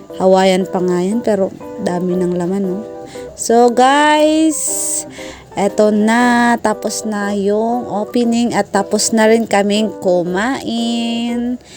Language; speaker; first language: Filipino; non-native, local second language; Cebuano